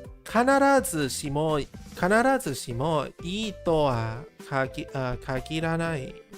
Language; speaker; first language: Japanese; non-native, learner; English